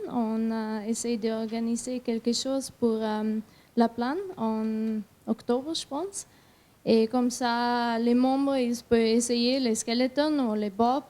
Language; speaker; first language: French; non-native, learner; German